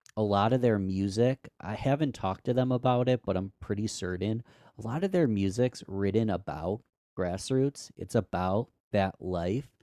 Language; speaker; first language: English; native; English